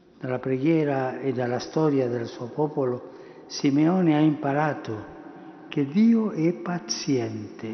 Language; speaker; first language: Italian; early bilingual, heritage; Spanish